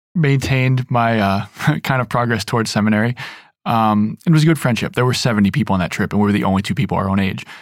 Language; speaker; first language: English; native; English